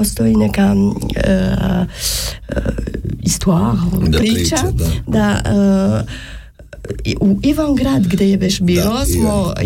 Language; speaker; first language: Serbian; non-native, learner; French